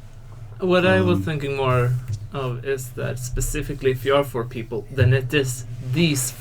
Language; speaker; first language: English; non-native, fluent; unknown